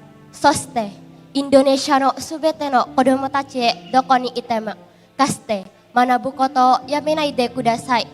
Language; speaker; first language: Japanese; non-native, learner; Indonesian